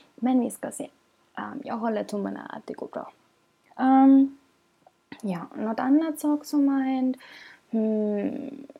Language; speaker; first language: Swedish; non-native, learner; German